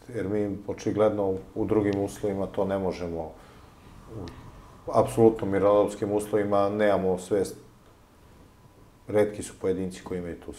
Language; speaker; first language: Serbian; native; Serbian